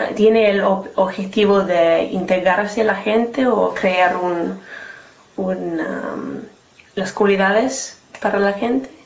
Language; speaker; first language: Spanish; non-native, learner; English